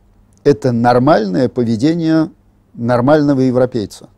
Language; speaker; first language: Russian; native; Russian